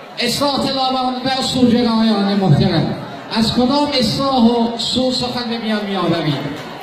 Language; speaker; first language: Persian; non-native, local second language; Azerbaijani